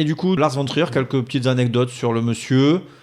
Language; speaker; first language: French; native; French